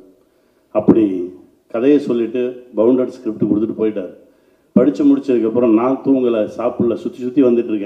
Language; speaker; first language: Tamil; native; Tamil